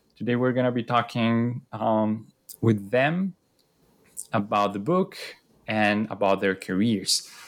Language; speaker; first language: English; non-native, fluent; Spanish